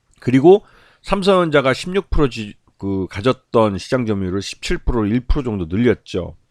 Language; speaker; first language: Korean; native; Korean